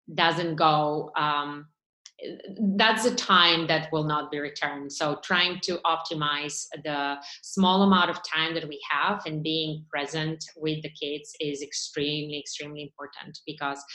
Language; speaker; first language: English; non-native, fluent; Bulgarian